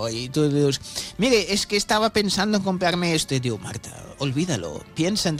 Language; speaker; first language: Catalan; native; Catalan